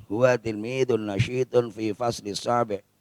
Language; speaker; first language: Arabic; non-native, fluent; Indonesian